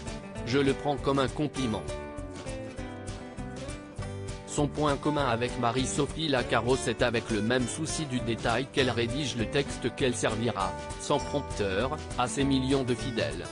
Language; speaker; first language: French; native; French